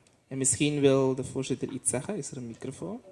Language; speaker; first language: Dutch; native; Dutch